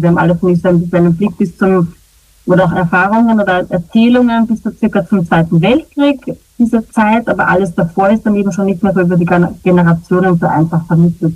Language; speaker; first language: German; native; German